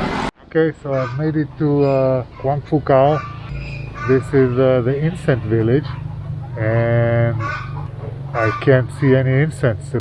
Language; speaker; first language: English; non-native, fluent; Hebrew